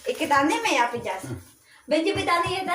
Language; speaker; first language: Turkish; non-native, learner; Filipino